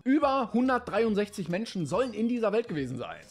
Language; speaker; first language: German; native; German